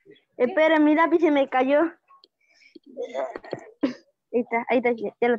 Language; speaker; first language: Spanish; native; Spanish